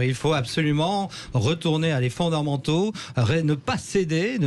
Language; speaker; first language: French; native; French